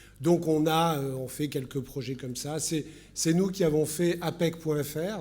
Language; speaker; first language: French; native; French